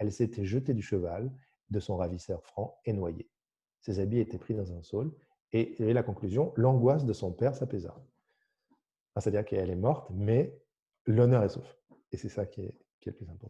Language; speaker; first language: French; native; French